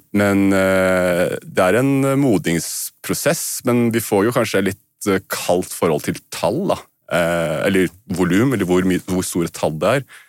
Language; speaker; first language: Norwegian; native; Norwegian